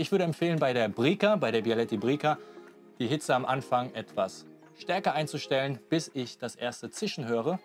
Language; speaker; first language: German; native; German